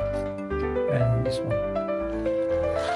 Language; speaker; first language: English; non-native, learner; Arabic